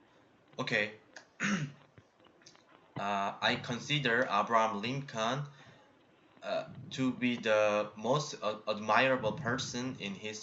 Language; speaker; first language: English; non-native, learner; Korean